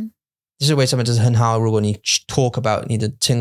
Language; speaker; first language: Chinese; non-native, learner; English